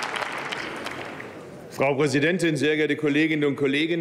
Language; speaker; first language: German; native; German